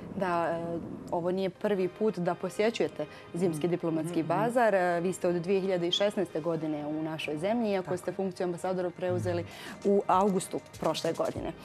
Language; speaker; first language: Croatian; native; Croatian